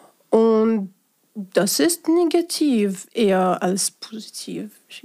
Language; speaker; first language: German; non-native, fluent; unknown